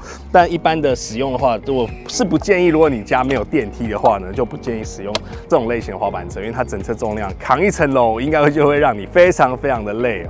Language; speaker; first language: Chinese; native; Chinese